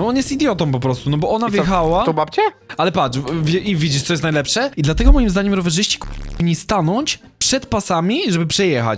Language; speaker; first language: Polish; native; Polish